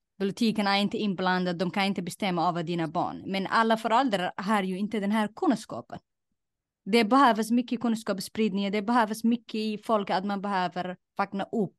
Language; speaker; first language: Swedish; non-native, fluent; Somali